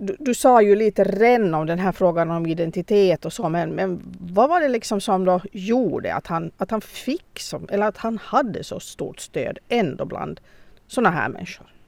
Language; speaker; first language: Swedish; native; Swedish